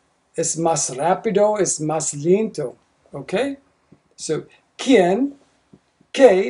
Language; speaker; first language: Spanish; non-native, learner; English